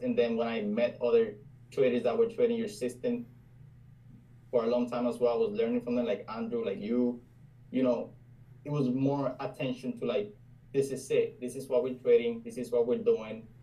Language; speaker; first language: English; non-native, fluent; Spanish